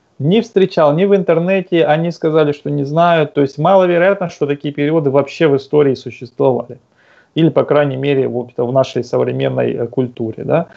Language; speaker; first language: Russian; native; Russian